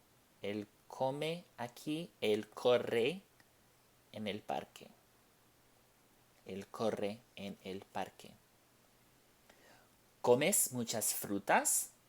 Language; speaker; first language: Spanish; non-native, fluent; English